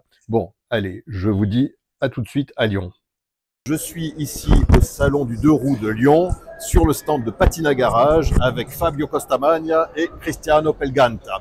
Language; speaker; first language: French; native; French